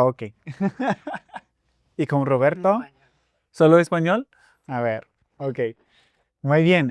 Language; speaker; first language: Spanish; non-native, fluent; English